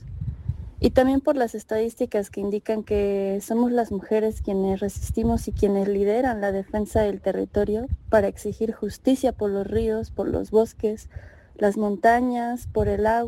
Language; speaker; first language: Spanish; native; Spanish